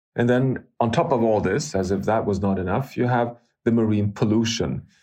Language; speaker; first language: English; non-native, fluent; Swedish